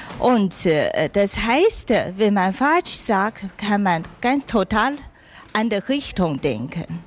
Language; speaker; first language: German; non-native, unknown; Chinese